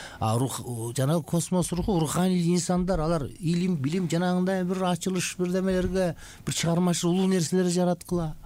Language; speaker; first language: Kyrgyz; native; Kyrgyz